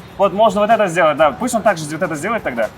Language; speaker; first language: Russian; non-native, local second language; Kazakh